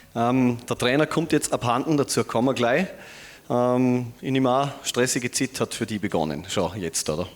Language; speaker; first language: German; native; German